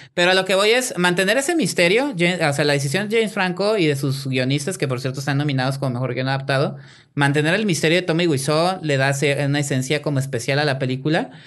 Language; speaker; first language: Spanish; native; Spanish